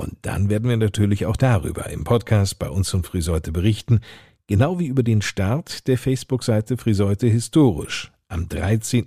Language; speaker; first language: German; native; German